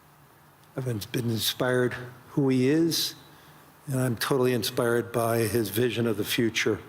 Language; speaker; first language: English; native; English